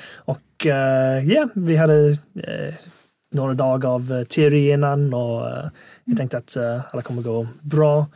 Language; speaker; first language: Swedish; non-native, fluent; English